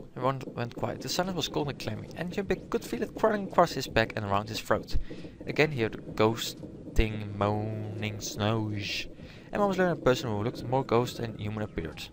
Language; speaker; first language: English; non-native, fluent; Dutch